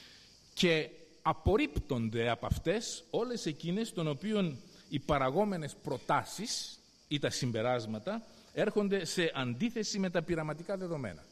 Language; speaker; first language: Greek; native; Greek